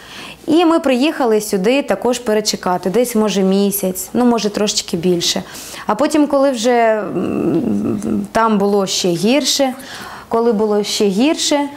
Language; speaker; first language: Ukrainian; non-native, local second language; Russian